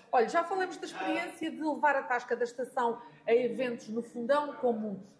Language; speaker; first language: Portuguese; native; Portuguese